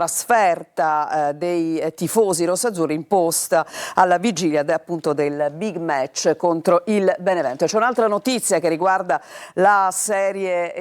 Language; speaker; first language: Italian; native; Italian